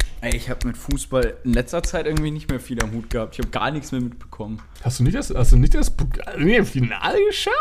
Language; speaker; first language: German; native; German